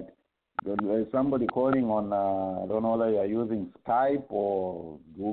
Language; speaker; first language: English; non-native, local second language; Bemba